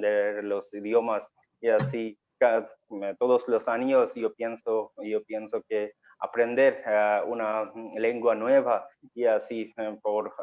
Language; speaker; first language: Spanish; non-native, learner; Bangla